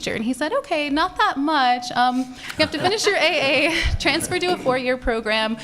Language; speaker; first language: English; native; English